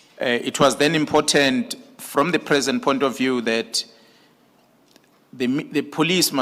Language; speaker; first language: English; non-native, local second language; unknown